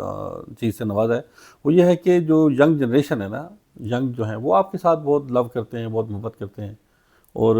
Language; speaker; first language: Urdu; non-native, local second language; Punjabi